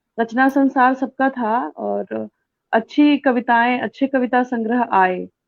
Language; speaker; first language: Hindi; native; Hindi